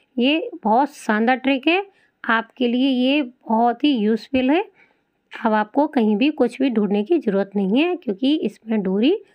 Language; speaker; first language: Hindi; native; Hindi